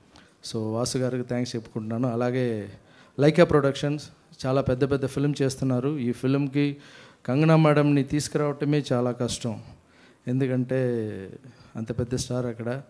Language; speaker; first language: Telugu; non-native, fluent; Tamil